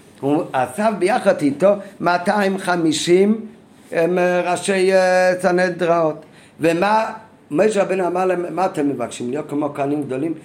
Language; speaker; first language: Hebrew; non-native, fluent; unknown